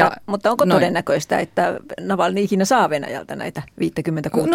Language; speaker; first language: Finnish; native; Finnish